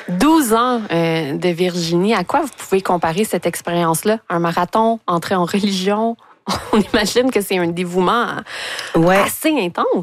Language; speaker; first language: French; native; French